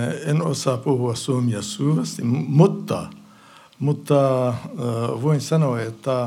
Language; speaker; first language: Finnish; non-native, learner; Central Kurdish